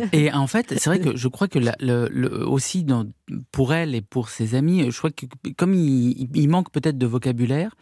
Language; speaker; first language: French; early bilingual, other home language; Arabic